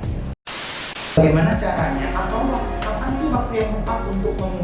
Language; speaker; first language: Indonesian; native; Indonesian